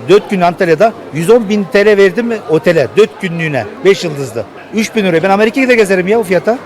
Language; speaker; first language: Turkish; early bilingual, heritage; Turkish